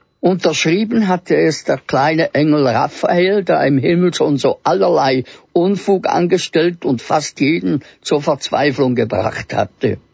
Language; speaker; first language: German; native; German